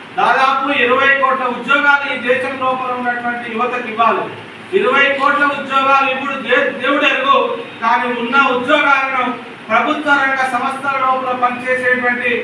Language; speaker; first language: Telugu; native; Telugu